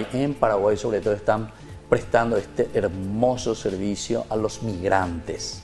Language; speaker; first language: Spanish; native; Spanish